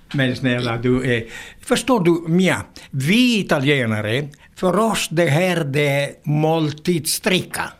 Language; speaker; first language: Swedish; non-native, fluent; Italian